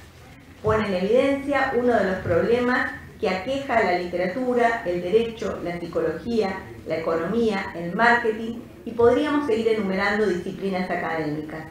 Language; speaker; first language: Spanish; native; Spanish